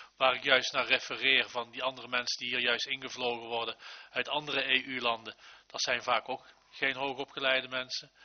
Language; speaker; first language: Dutch; native; Dutch